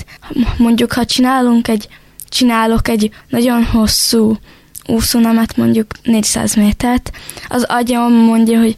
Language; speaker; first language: Hungarian; early bilingual, heritage; Hungarian